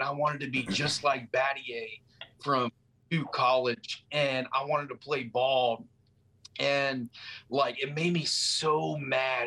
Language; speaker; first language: English; native; English